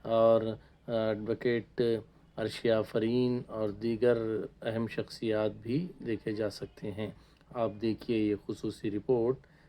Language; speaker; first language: Urdu; native; Urdu